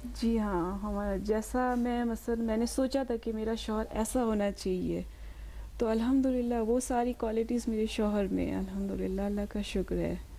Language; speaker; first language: Urdu; native; Urdu